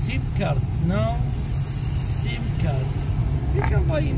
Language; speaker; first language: English; non-native, learner; Arabic